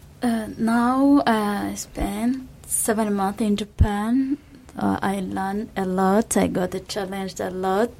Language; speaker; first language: English; non-native, local second language; Kinyarwanda